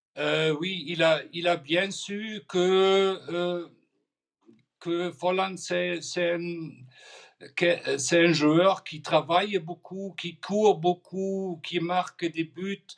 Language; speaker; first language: French; non-native, fluent; German